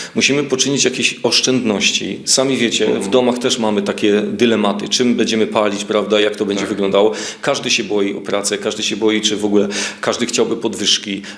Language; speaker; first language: Polish; native; Polish